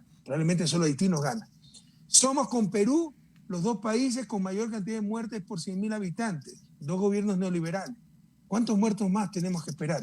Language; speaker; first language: Spanish; native; Spanish